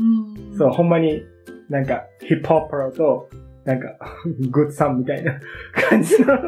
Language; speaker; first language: Japanese; native; Japanese